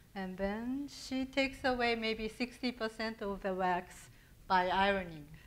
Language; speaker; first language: English; non-native, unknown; Japanese